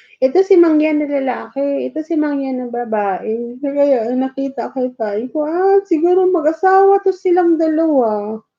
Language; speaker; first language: Filipino; non-native, local second language; Cebuano